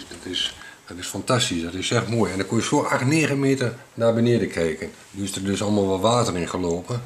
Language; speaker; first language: Dutch; native; Dutch